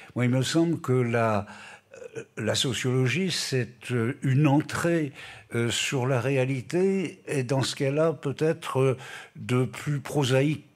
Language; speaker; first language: French; native; French